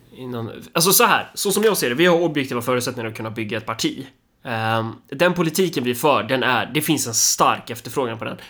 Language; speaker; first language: Swedish; early bilingual, other home language; Somali